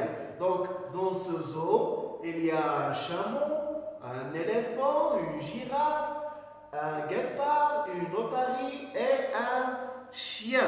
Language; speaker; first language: French; non-native, local second language; Arabic